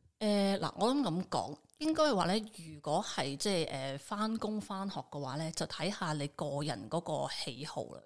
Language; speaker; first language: Cantonese; native; Cantonese